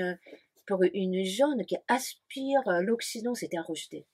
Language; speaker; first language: French; non-native, fluent; Japanese